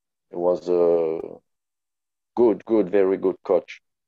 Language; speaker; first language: English; non-native, learner; French